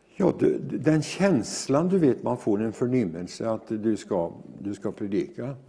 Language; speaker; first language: Swedish; native; Swedish